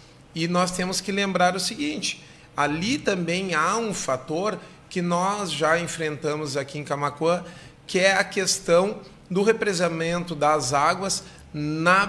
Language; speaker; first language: Portuguese; native; Portuguese